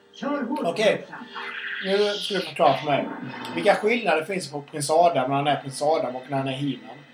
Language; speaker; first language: Swedish; native; Swedish